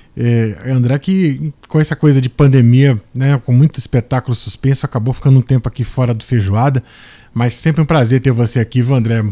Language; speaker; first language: Portuguese; native; Portuguese